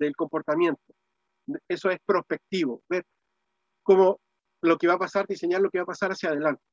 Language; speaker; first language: Spanish; native; Spanish